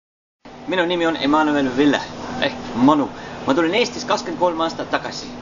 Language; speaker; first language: Estonian; non-native, learner; Dutch